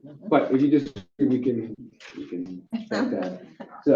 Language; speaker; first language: English; native; English